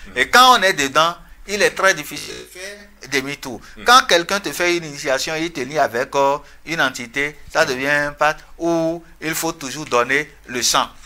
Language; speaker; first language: French; non-native, local second language; Fon